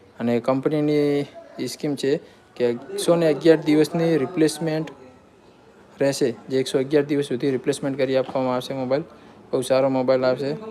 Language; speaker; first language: Gujarati; native; Gujarati